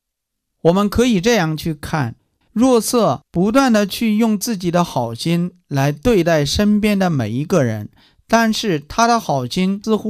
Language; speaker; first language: Chinese; native; Chinese